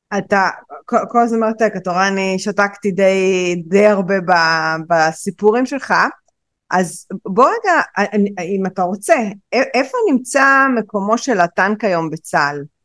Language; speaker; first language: Hebrew; native; Hebrew